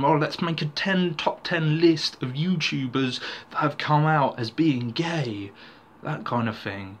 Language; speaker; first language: English; native; English